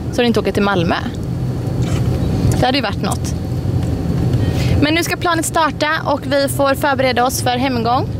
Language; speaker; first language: Swedish; native; Swedish